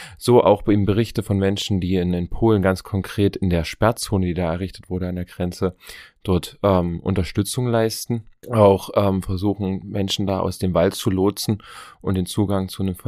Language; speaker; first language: German; native; German